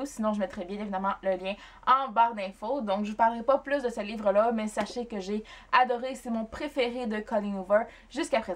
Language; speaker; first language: French; native; French